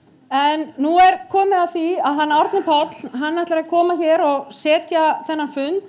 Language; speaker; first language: Icelandic; native; Icelandic